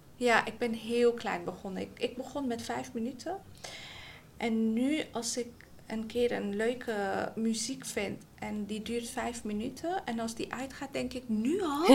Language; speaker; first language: Dutch; early bilingual, other home language; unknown